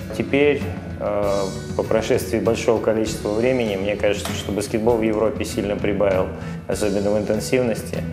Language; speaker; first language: Russian; native; Russian